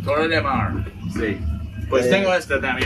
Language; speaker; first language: Spanish; non-native, learner; English